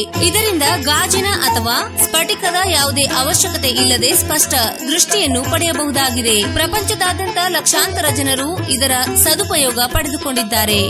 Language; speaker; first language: Kannada; native; Kannada